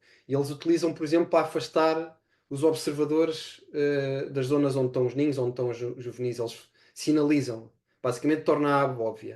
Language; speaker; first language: Portuguese; native; Portuguese